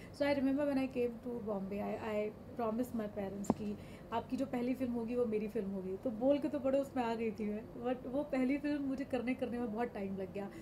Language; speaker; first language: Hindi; native; Hindi